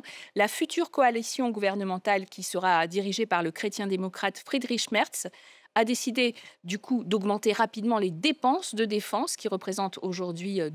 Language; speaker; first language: French; native; French